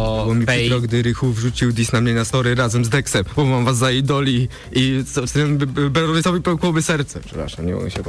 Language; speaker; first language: Polish; native; Polish